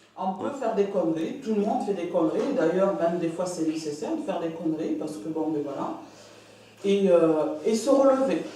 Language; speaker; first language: French; early bilingual, other home language; Arabic